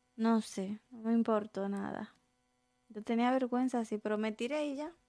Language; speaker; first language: Spanish; native; Spanish